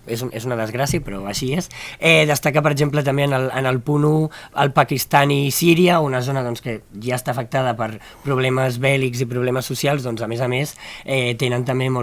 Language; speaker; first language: Catalan; native; Catalan